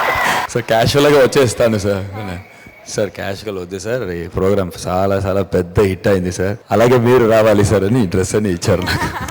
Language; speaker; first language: Telugu; non-native, fluent; Tamil